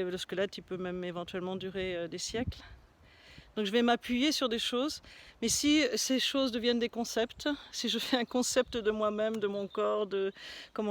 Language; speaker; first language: French; native; French